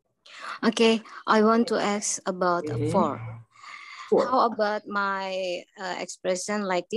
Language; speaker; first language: English; non-native, learner; Indonesian